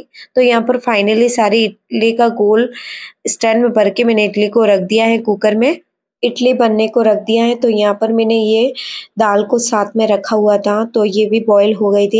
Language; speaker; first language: Hindi; native; Hindi